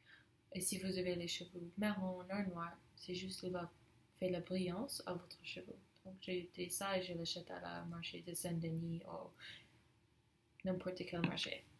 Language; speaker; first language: French; non-native, learner; English